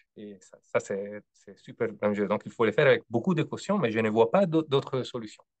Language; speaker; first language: French; non-native, fluent; Italian